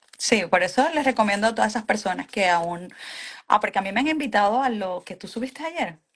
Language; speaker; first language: Spanish; native; Spanish